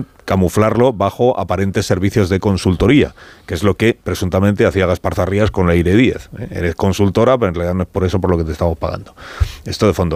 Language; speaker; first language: Spanish; native; Spanish